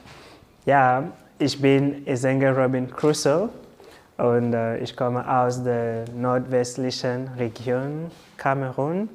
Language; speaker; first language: German; non-native, learner; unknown